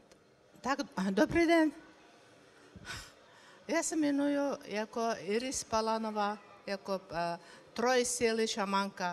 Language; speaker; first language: Czech; non-native, learner; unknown